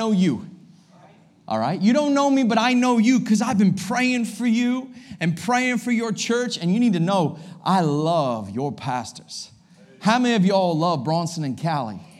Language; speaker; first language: English; native; English